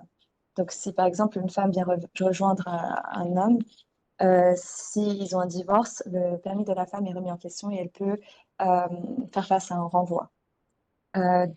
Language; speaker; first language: French; native; French